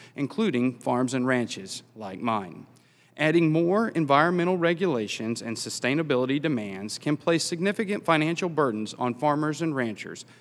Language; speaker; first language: English; native; English